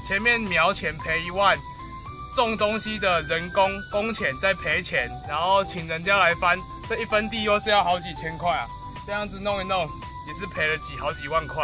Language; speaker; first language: Chinese; native; Chinese